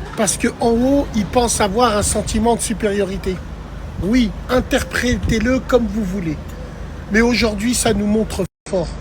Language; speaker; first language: French; early bilingual, other home language; Arabic